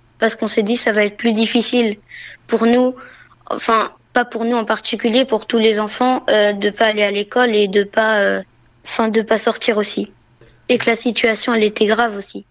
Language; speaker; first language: French; native; French